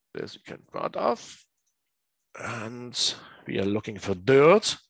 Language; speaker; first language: English; non-native, learner; German